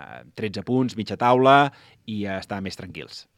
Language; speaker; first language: Catalan; native; Catalan